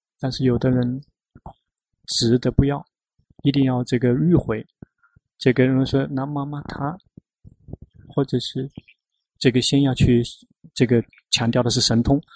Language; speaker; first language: Chinese; non-native, fluent; Thai